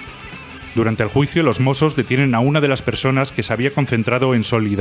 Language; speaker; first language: Spanish; native; Spanish